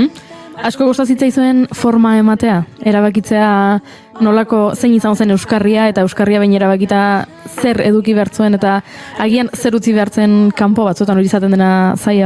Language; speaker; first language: Basque; native; Basque